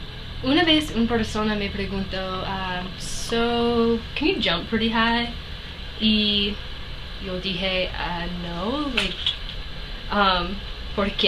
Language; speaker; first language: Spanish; early bilingual, heritage; Spanish